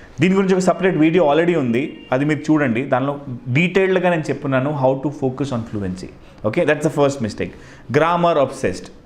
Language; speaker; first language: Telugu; non-native, local second language; Hindi